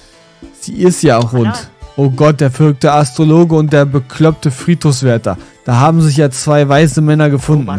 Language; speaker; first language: German; native; German